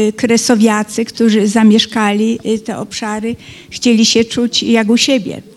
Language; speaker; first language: Polish; native; Polish